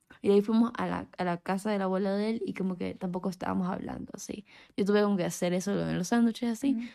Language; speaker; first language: Spanish; native; Spanish